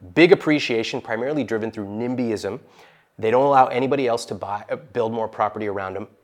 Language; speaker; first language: English; native; English